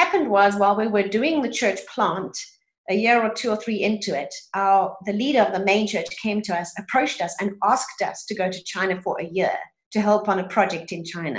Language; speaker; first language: English; native; English